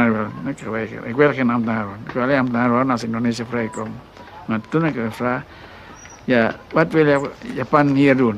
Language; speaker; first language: Dutch; non-native, local second language; Minangkabau